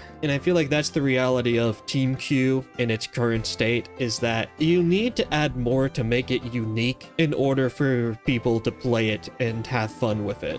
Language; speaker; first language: English; native; English